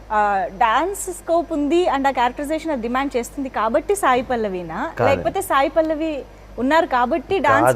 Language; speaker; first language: Telugu; native; Telugu